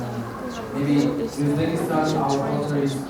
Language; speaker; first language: English; non-native, learner; Uzbek